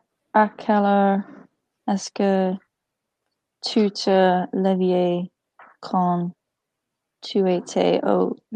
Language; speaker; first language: French; non-native, learner; English